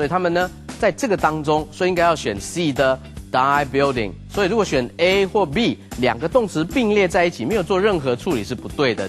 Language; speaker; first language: Chinese; native; Chinese